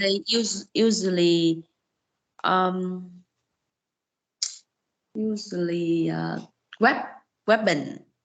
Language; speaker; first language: English; non-native, learner; Vietnamese